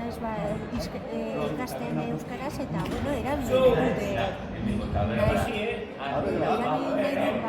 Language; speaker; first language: Basque; non-native, fluent; Spanish